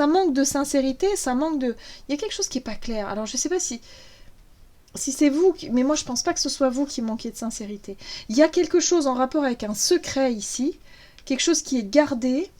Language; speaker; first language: French; native; French